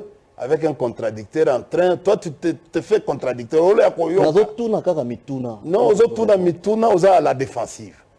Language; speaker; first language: French; non-native, local second language; Lingala